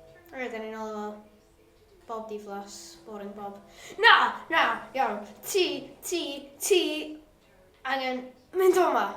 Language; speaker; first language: Welsh; non-native, local second language; English